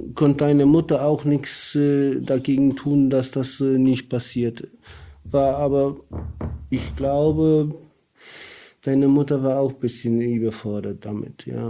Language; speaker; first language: German; non-native, learner; Polish